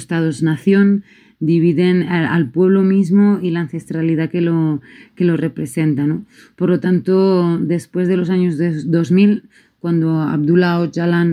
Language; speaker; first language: Spanish; non-native, fluent; Kurdish